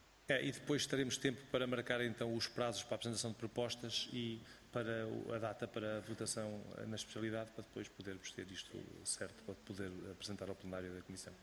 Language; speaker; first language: Portuguese; native; Portuguese